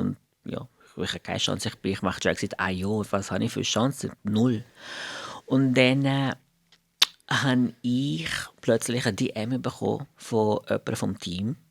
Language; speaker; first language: German; non-native, fluent; Portuguese